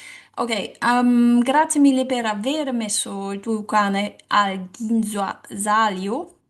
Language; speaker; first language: Italian; non-native, learner; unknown